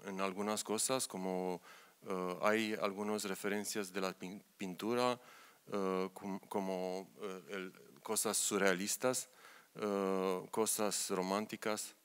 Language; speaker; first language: Spanish; non-native, learner; Romanian